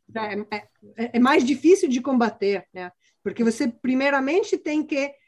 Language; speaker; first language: Portuguese; non-native, fluent; Italian